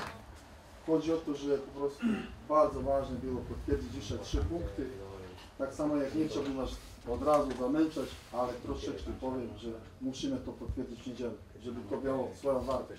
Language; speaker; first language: Polish; non-native, fluent; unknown